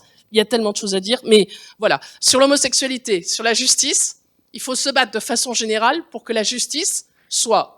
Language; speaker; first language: French; native; French